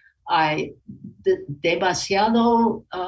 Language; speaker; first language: Spanish; non-native, learner; English